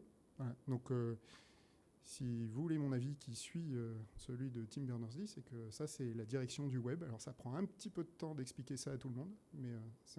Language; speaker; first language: French; native; French